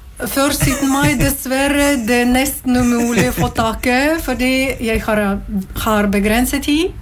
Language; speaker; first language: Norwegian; non-native, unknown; Russian